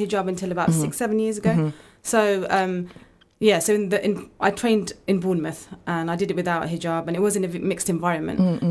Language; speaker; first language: English; native; English